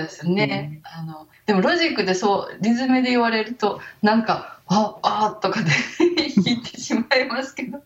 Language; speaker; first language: Japanese; native; Japanese